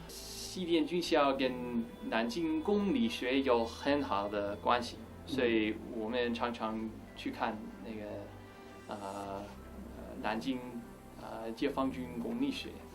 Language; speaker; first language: Chinese; non-native, fluent; English